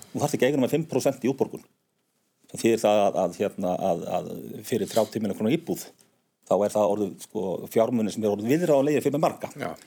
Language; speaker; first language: Icelandic; native; Icelandic